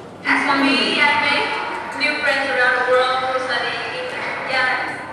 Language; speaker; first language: English; non-native, learner; Vietnamese